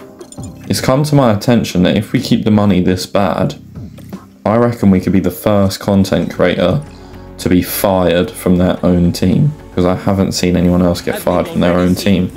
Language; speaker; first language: English; native; English